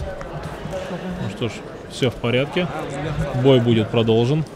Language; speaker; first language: Russian; native; Russian